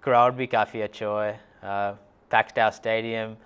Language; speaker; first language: Urdu; early bilingual, heritage; Urdu